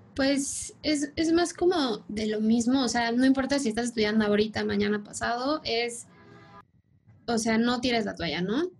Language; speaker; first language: Spanish; native; Spanish